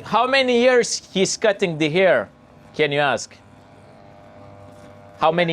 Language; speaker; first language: English; non-native, learner; Lithuanian